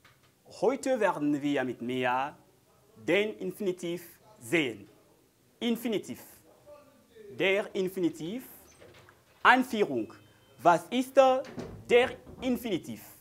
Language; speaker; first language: German; non-native, learner; French